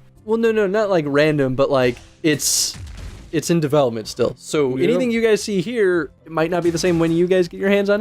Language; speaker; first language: English; native; English